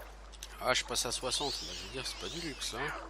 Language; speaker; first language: French; native; French